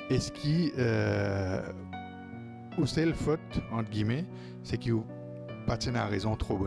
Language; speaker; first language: French; non-native, local second language; Morisyen